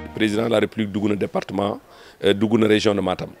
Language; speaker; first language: French; non-native, local second language; Fula